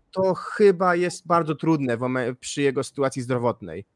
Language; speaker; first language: Polish; native; Polish